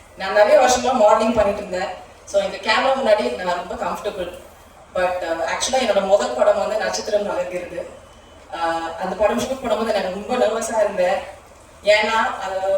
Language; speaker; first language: Tamil; non-native, local second language; Malayalam